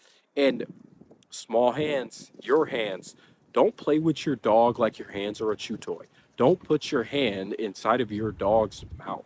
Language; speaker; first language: English; native; English